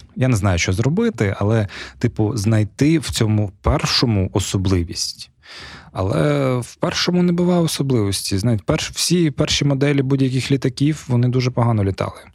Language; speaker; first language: Ukrainian; non-native, local second language; Russian